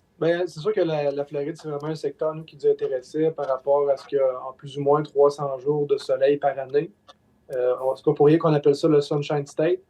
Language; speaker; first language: French; native; French